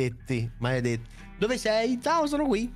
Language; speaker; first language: Italian; native; Italian